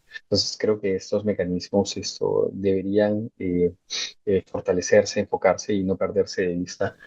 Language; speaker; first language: Spanish; native; Spanish